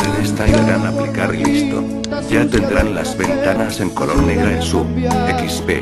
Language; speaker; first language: Spanish; native; Spanish